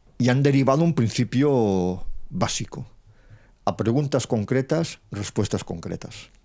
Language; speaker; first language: Spanish; non-native, local second language; Catalan